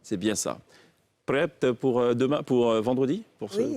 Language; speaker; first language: French; native; French